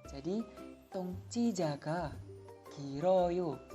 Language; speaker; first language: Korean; non-native, fluent; Indonesian